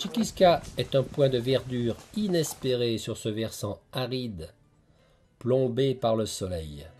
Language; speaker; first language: French; native; French